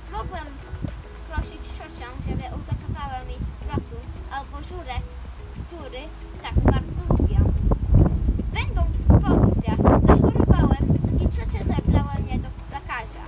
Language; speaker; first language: Polish; early bilingual, heritage; Polish